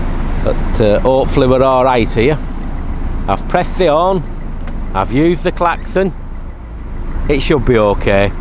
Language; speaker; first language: English; native; English